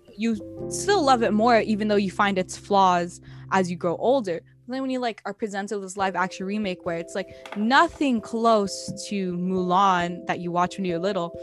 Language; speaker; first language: English; early bilingual, other home language; Filipino